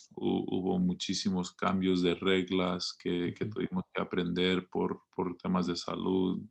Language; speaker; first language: Spanish; early bilingual, heritage; Spanish